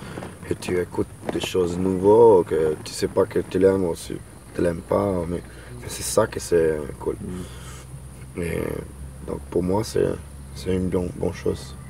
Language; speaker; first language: French; non-native, learner; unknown